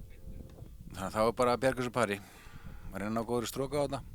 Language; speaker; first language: Icelandic; native; Icelandic